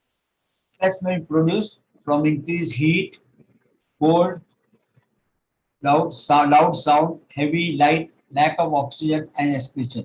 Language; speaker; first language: English; non-native, local second language; Hindi